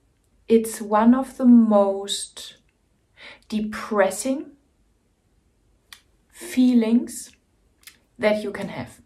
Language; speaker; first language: English; non-native, fluent; German